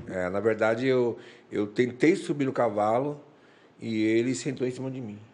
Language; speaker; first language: Portuguese; native; Portuguese